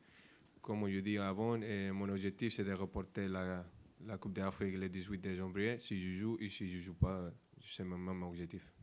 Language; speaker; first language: French; non-native, fluent; Spanish